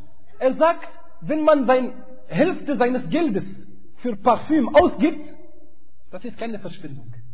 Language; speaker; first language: German; non-native, fluent; Arabic